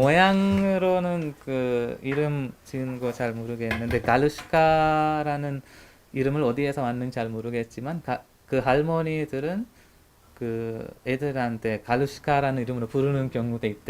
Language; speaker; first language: Korean; non-native, learner; Hungarian